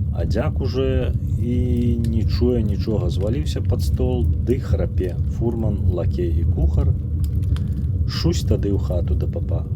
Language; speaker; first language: Belarusian; native; Belarusian